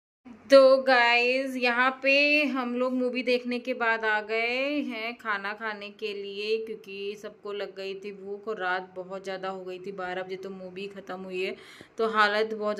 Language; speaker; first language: Hindi; native; Hindi